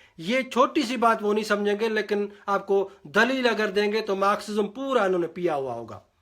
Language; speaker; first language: Urdu; non-native, local second language; Sindhi